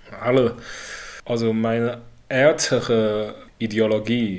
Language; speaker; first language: German; non-native, learner; Chinese